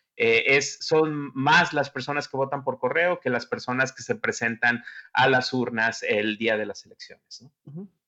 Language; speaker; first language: Spanish; native; Spanish